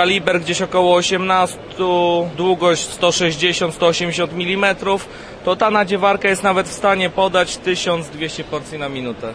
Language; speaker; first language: Polish; native; Polish